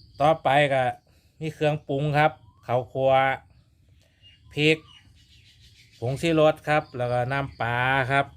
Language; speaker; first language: Thai; non-native, local second language; Northeastern Thai